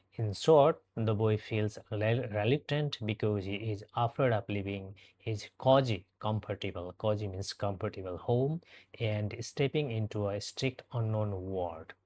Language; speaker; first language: English; non-native, local second language; Nepali